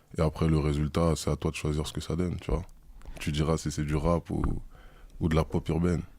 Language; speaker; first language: French; native; French